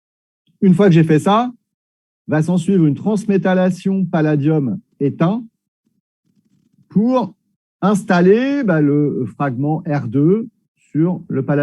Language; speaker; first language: French; native; French